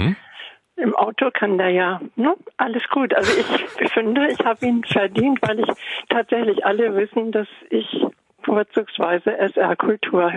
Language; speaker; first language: German; native; German